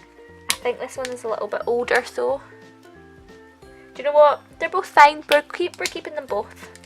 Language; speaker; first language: English; native; English